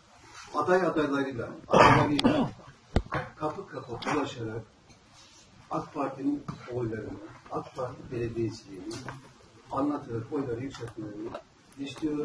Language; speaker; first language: Turkish; native; Turkish